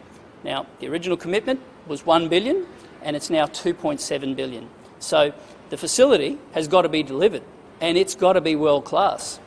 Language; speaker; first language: English; native; English